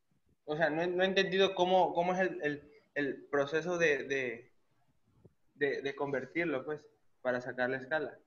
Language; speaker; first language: Spanish; native; Spanish